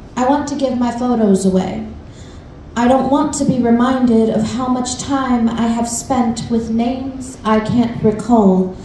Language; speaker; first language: English; early bilingual, other home language; Spanish